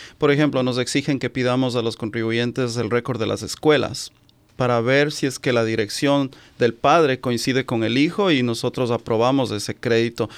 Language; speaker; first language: Spanish; native; Spanish